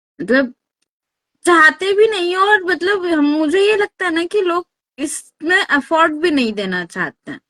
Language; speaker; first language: Hindi; native; Hindi